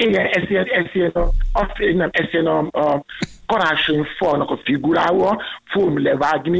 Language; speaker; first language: Hungarian; non-native, learner; Yoruba